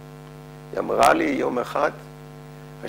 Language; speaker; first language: Hebrew; non-native, fluent; Dutch